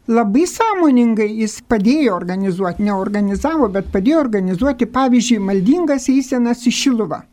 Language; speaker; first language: Lithuanian; native; Lithuanian